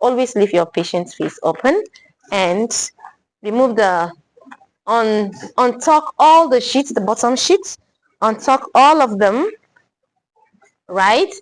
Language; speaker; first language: English; non-native, local second language; Igbo